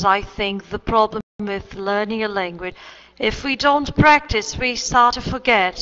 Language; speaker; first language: English; non-native, fluent; Portuguese